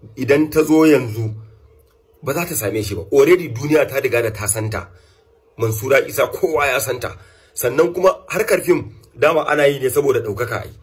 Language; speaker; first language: Hausa; non-native, local second language; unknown